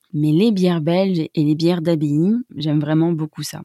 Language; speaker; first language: French; native; French